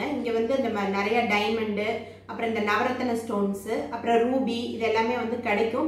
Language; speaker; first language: Tamil; native; Tamil